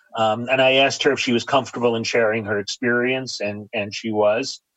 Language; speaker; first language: English; native; English